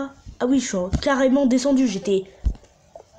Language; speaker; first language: French; native; French